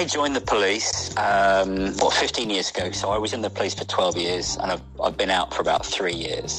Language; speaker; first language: English; native; English